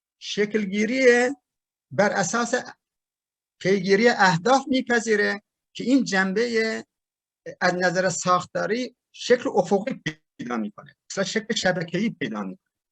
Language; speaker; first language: Persian; non-native, local second language; Turkmen